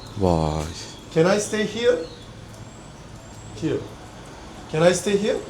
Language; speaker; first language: English; non-native, learner; Turkish